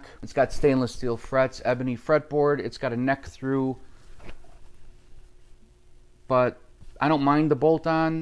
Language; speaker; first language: English; native; English